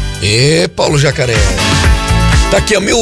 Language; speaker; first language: Portuguese; native; Portuguese